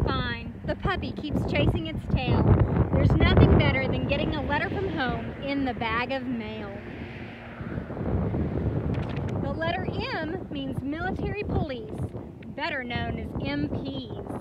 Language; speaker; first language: English; native; English